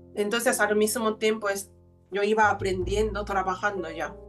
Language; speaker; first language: Spanish; non-native, fluent; Japanese